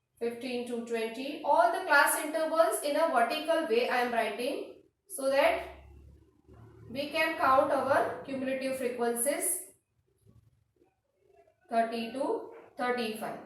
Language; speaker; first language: English; non-native, local second language; Hindi